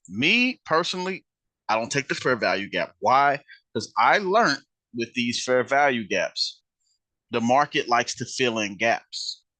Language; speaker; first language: English; native; English